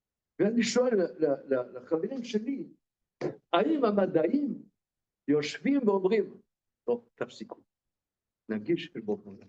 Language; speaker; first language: Hebrew; non-native, fluent; French